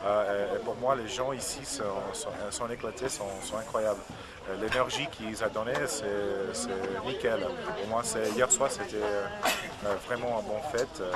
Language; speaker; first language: French; non-native, learner; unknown